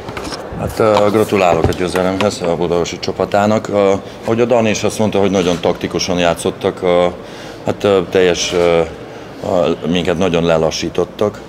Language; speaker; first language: Hungarian; non-native, fluent; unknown